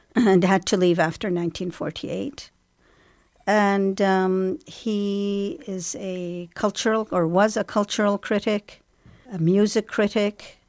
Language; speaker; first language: English; non-native, fluent; Arabic